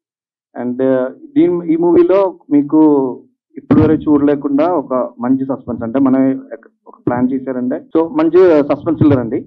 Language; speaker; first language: Telugu; non-native, learner; Malayalam